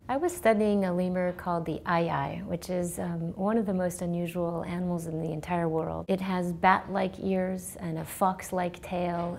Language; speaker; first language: English; native; English